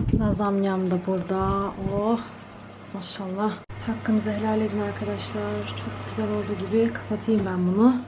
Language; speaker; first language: Turkish; early bilingual, heritage; Turkish